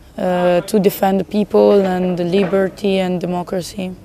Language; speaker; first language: English; non-native, fluent; Italian